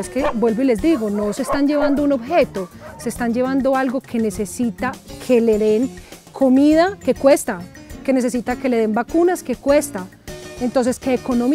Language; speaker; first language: Spanish; native; Spanish